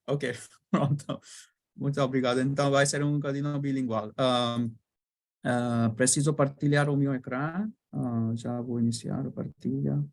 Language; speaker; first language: Portuguese; non-native, learner; Bangla